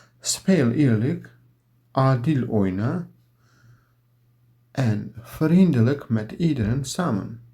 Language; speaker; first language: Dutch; non-native, learner; Turkish